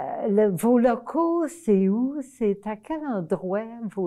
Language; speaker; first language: French; native; French